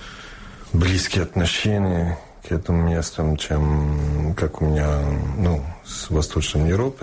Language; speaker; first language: Russian; non-native, fluent; English